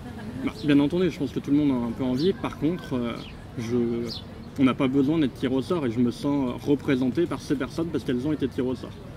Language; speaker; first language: French; native; French